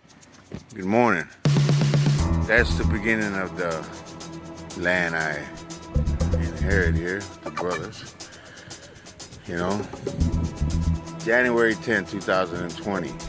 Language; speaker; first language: English; non-native, local second language; Spanish